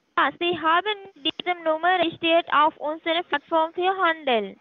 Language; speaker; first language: German; non-native, learner; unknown